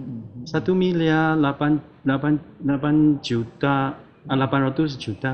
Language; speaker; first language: Indonesian; non-native, learner; Chinese